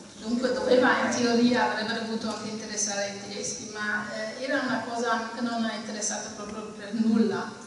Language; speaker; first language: Italian; non-native, fluent; German